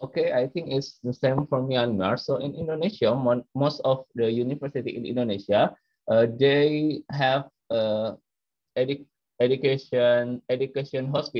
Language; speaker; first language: English; non-native, learner; Indonesian